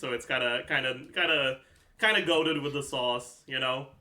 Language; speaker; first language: English; native; English